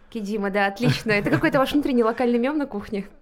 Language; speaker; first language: Russian; native; Russian